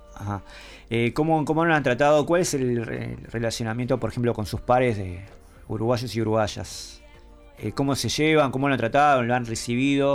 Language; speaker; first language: Spanish; native; Spanish